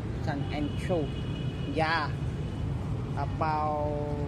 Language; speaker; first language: English; non-native, learner; Vietnamese